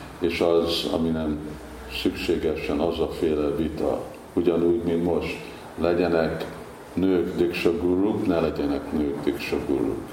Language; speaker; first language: Hungarian; early bilingual, heritage; Hungarian